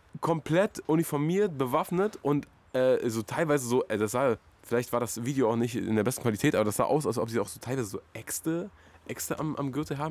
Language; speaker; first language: German; native; German